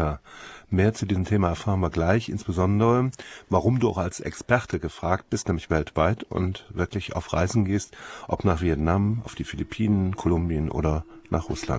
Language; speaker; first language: German; native; German